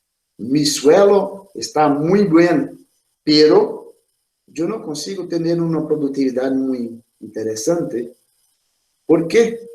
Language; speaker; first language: Spanish; non-native, fluent; Portuguese